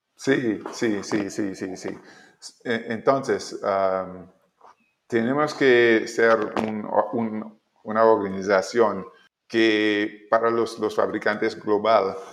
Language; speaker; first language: Spanish; non-native, learner; English